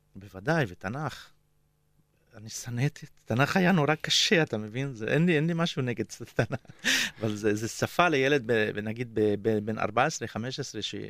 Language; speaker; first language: Hebrew; non-native, local second language; Arabic